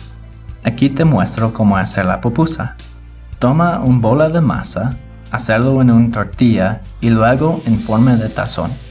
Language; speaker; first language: Spanish; non-native, learner; English